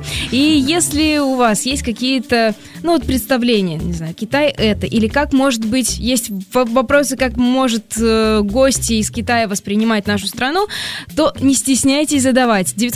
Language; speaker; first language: Russian; native; Russian